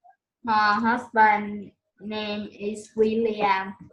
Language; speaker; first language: English; non-native, learner; Vietnamese